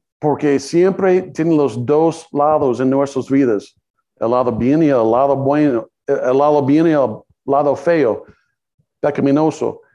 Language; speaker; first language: Spanish; non-native, learner; English